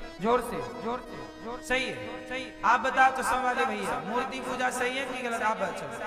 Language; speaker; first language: Hindi; native; Hindi